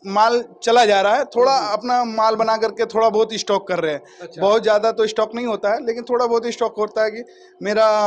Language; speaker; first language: Hindi; native; Hindi